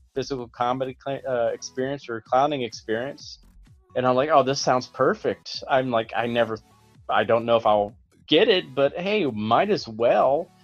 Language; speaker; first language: English; native; English